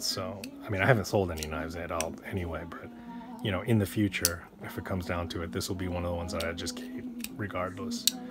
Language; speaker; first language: English; native; English